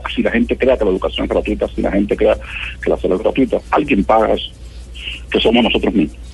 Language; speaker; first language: Spanish; native; Spanish